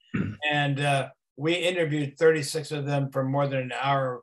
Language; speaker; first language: English; native; English